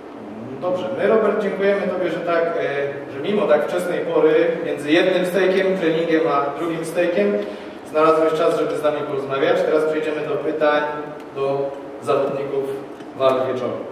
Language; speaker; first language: Polish; native; Polish